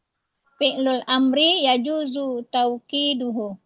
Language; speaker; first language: Arabic; non-native, learner; Indonesian